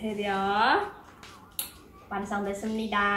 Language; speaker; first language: Korean; non-native, fluent; Khmer